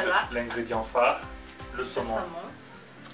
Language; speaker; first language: French; native; French